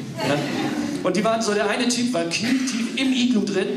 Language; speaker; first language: German; early bilingual, other home language; English